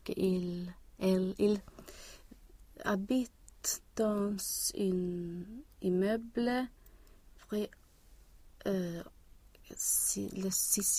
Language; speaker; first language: French; non-native, learner; Swedish